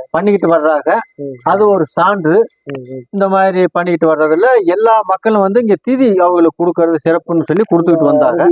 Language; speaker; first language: Tamil; non-native, local second language; Telugu